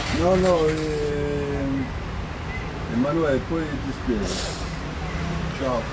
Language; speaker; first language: Italian; native; Italian